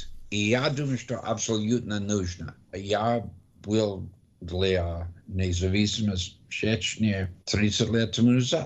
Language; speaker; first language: Russian; non-native, learner; English